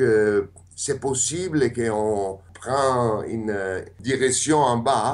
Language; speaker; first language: French; non-native, fluent; Italian